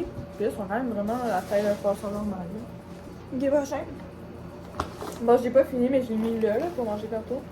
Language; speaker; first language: French; native; French